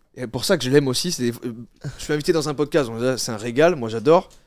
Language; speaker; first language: French; native; French